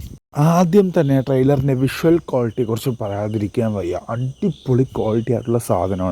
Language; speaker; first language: Malayalam; native; Malayalam